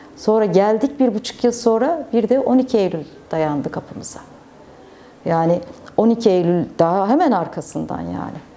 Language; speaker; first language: Turkish; native; Turkish